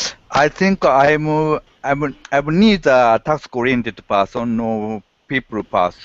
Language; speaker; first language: English; non-native, learner; Japanese